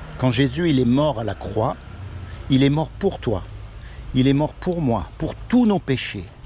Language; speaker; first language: French; native; French